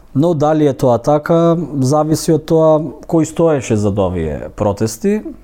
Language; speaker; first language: Macedonian; native; Macedonian